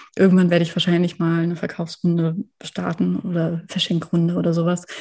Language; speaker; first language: German; native; German